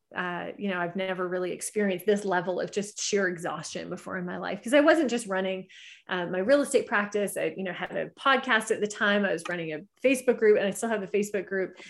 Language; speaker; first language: English; native; English